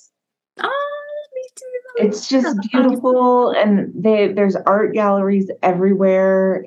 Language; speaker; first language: English; native; English